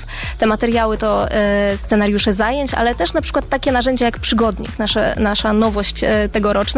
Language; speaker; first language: Polish; native; Polish